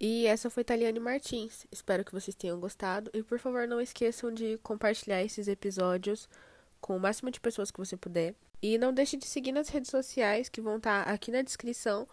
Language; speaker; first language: Portuguese; native; Portuguese